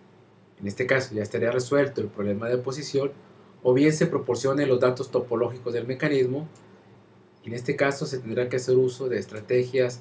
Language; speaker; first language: Spanish; native; Spanish